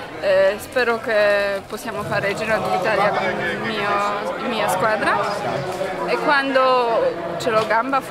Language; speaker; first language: Italian; non-native, learner; Polish